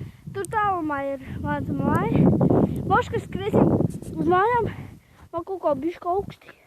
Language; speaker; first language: Latvian; non-native, local second language; Russian